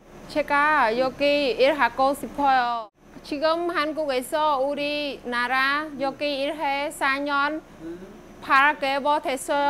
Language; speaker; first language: Korean; non-native, learner; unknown